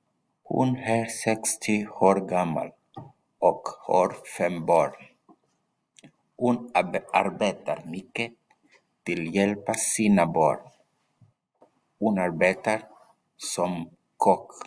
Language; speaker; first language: Swedish; non-native, learner; Portuguese